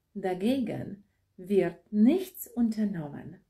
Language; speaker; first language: German; non-native, fluent; Polish